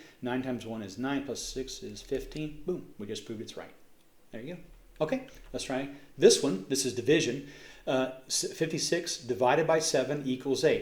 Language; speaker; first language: English; native; English